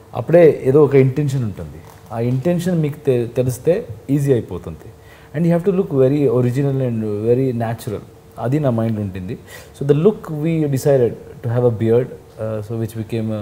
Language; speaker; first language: Telugu; non-native, fluent; Kannada